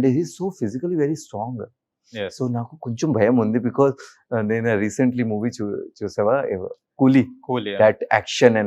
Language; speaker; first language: Telugu; non-native, learner; Hindi